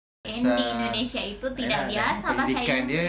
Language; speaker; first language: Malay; non-native, local second language; Sundanese